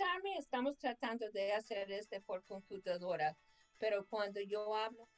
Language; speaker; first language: Spanish; non-native, fluent; English